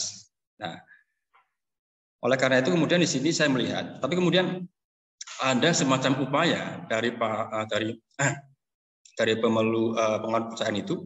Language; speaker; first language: Indonesian; native; Indonesian